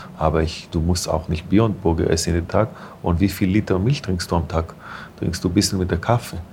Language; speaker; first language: German; non-native, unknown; Hebrew